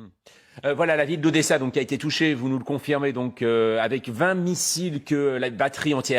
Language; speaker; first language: French; native; French